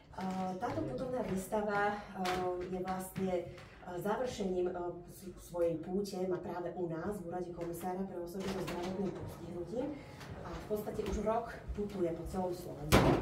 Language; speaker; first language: Slovak; native; Slovak